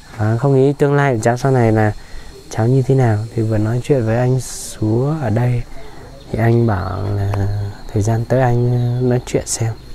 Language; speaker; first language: Vietnamese; non-native, local second language; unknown